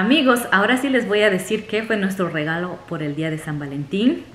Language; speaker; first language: Spanish; native; Spanish